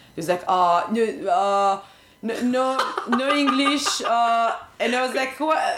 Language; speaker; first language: English; non-native, fluent; Hebrew